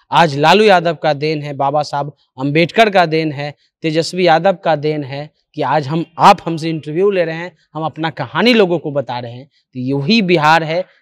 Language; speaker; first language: Hindi; native; Hindi